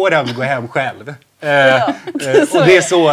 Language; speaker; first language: Swedish; native; Swedish